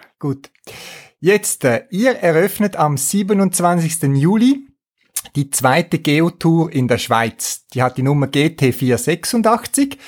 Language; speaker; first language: German; native; German